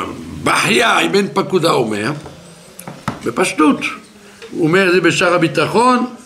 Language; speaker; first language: Hebrew; non-native, fluent; French